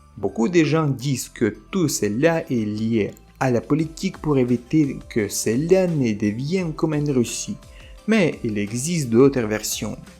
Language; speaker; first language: French; non-native, fluent; Ukrainian